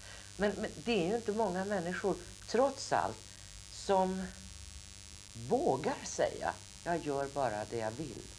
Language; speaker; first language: Swedish; native; Swedish